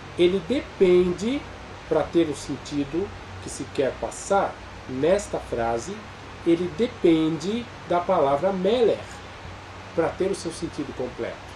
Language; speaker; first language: Portuguese; native; Portuguese